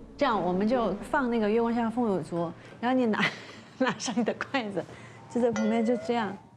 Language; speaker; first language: Chinese; native; Chinese